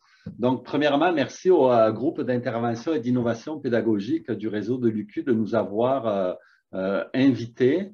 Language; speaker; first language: French; native; French